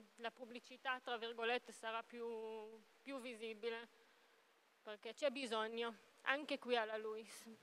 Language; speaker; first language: Italian; non-native, fluent; Hebrew